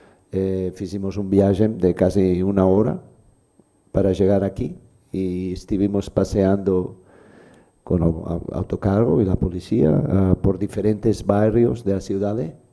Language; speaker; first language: Portuguese; non-native, learner; Spanish